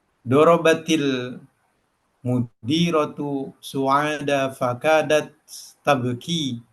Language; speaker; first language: Arabic; non-native, learner; Indonesian